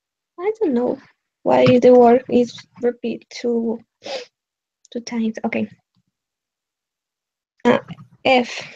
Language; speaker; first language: English; non-native, learner; Spanish